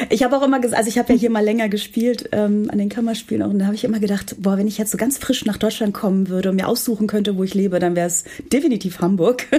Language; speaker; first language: German; early bilingual, heritage; Portuguese